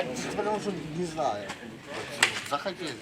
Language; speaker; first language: Russian; native; Russian